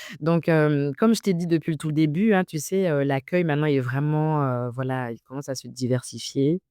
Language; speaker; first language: French; early bilingual, other home language; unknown